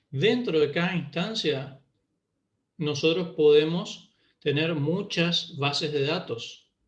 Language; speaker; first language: Spanish; native; Spanish